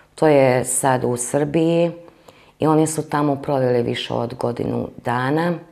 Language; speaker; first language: Croatian; non-native, local second language; Hungarian